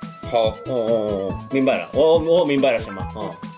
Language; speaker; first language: Chinese; non-native, fluent; Japanese